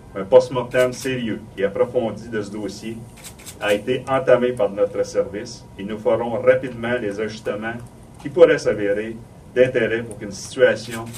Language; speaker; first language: French; native; French